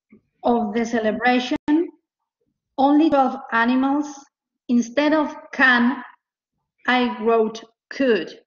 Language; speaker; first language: English; non-native, learner; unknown